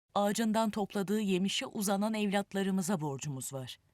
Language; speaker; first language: Turkish; native; Turkish